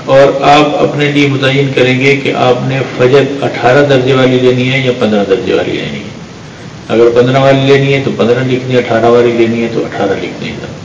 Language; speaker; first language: Urdu; non-native, local second language; Pashto